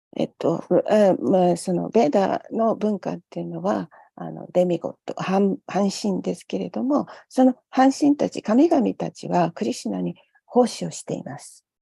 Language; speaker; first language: Japanese; native; Japanese